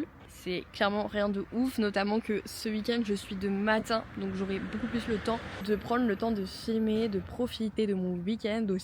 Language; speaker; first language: French; native; French